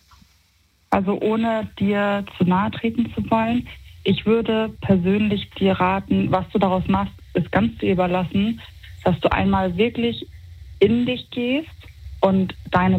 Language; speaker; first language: German; native; German